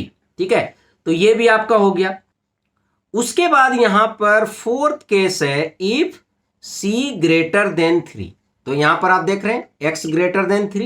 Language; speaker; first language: Hindi; native; Hindi